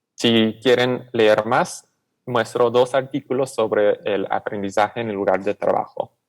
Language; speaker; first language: Spanish; non-native, fluent; English